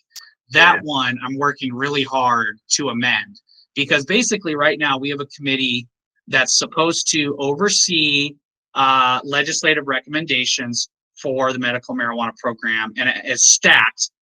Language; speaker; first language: English; native; English